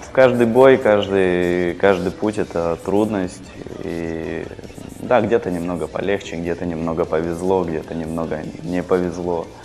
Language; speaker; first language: Russian; native; Russian